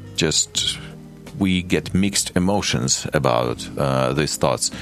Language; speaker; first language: English; non-native, fluent; Ukrainian